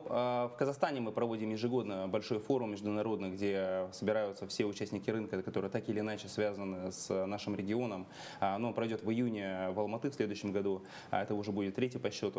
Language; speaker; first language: Russian; native; Russian